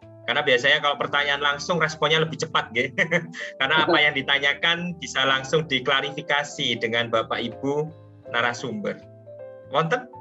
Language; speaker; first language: Indonesian; non-native, local second language; Javanese